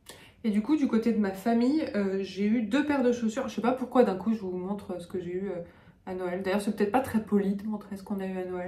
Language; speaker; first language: French; native; French